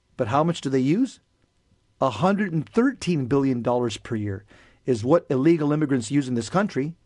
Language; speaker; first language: English; early bilingual, other home language; Spanish